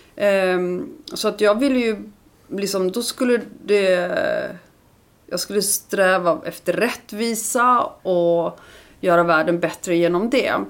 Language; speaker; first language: Swedish; early bilingual, other home language; Icelandic